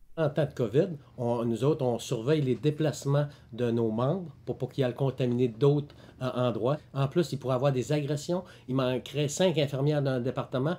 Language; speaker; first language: French; native; French